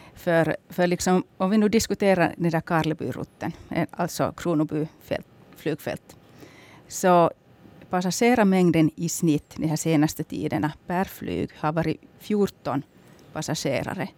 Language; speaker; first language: Swedish; native; Swedish